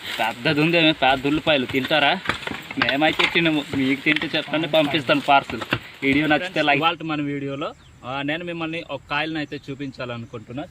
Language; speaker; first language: Telugu; non-native, local second language; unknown